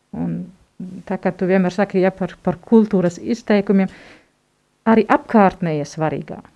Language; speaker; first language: Latvian; non-native, fluent; German